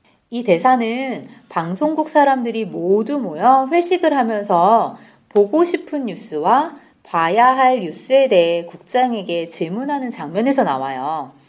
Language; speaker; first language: Korean; native; Korean